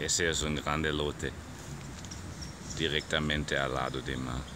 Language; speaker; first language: Spanish; non-native, learner; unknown